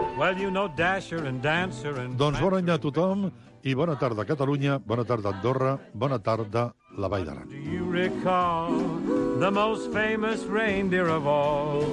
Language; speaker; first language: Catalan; native; Catalan